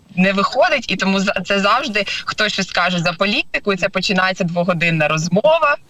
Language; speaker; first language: Ukrainian; non-native, local second language; Russian